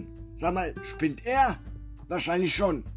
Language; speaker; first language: German; native; German